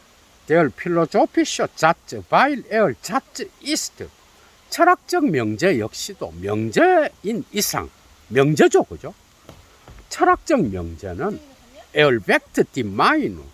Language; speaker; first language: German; non-native, fluent; Korean